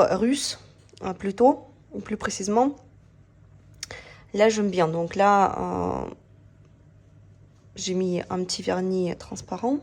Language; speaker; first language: French; non-native, fluent; Russian